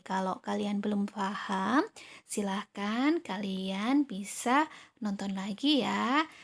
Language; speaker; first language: Indonesian; native; Indonesian